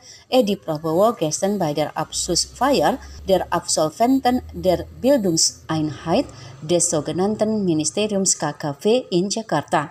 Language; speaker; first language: German; non-native, fluent; Indonesian